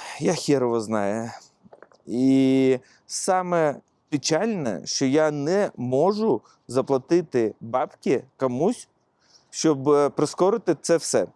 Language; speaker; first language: Ukrainian; non-native, local second language; Russian